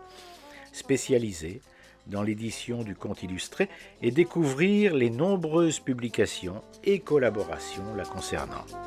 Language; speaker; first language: French; native; French